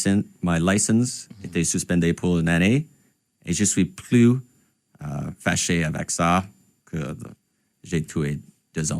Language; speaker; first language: French; non-native, local second language; English